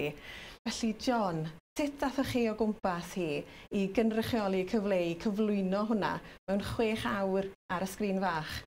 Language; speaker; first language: Welsh; native; Welsh